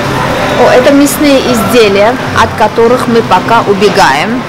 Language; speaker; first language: Russian; non-native, fluent; Armenian